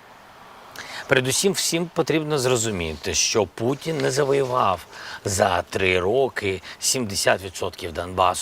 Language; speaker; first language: Ukrainian; non-native, local second language; Russian